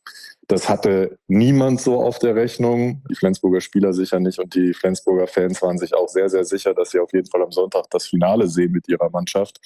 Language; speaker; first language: German; native; German